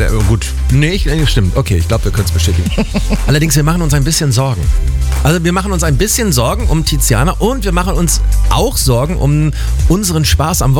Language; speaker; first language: German; native; German